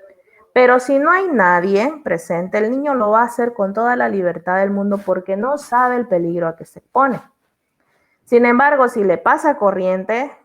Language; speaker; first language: Spanish; native; Spanish